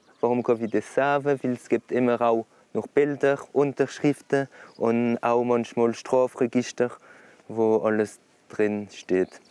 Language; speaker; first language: German; non-native, local second language; French